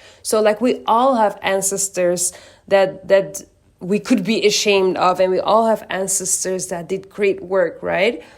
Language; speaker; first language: English; non-native, fluent; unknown